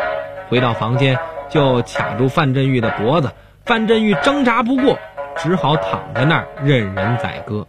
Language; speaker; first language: Chinese; native; Chinese